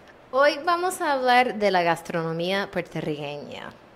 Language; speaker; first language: Spanish; non-native, fluent; English